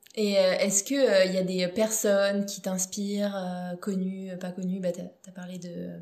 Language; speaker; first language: French; native; French